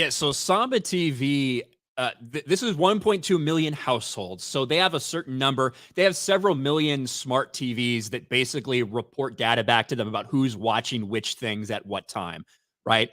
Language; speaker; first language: English; native; English